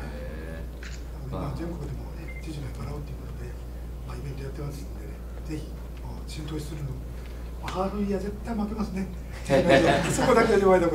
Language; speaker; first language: Japanese; native; Japanese